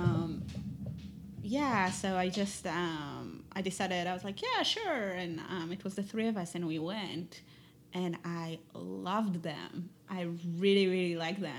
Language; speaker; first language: English; non-native, fluent; Hebrew